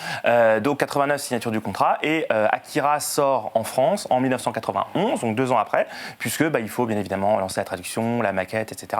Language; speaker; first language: French; native; French